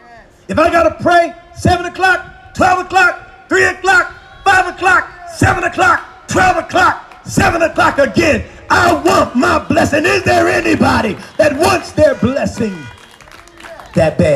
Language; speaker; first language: English; native; English